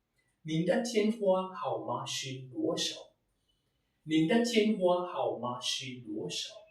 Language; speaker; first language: Chinese; non-native, fluent; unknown